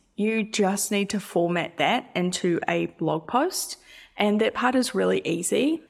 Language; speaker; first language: English; native; English